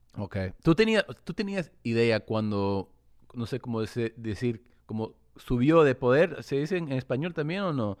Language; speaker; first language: Spanish; early bilingual, heritage; Spanish